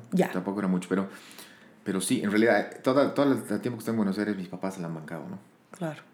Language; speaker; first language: Spanish; native; Spanish